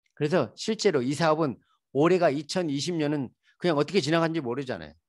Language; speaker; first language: Korean; native; Korean